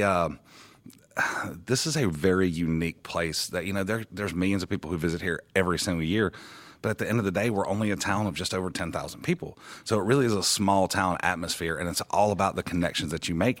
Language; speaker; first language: English; native; English